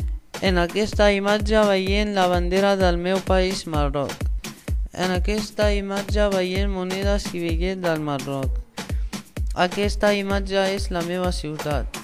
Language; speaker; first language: Catalan; non-native, learner; Arabic